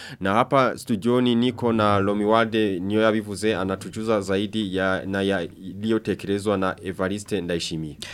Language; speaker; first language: Swahili; non-native, local second language; Rundi